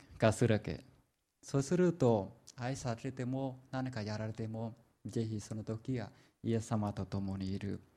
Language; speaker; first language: Japanese; non-native, fluent; Vietnamese